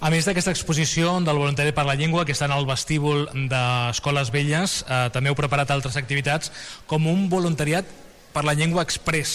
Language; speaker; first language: Catalan; native; Catalan